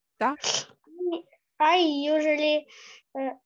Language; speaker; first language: English; non-native, fluent; Ukrainian